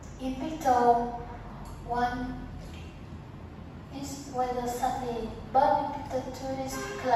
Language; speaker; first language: English; non-native, learner; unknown